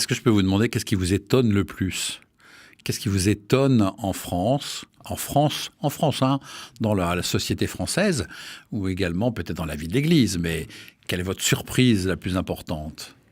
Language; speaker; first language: French; native; French